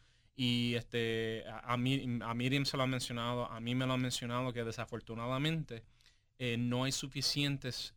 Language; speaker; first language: Spanish; native; Spanish